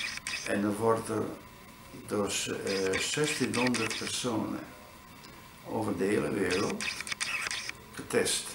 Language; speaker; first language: Dutch; non-native, fluent; Italian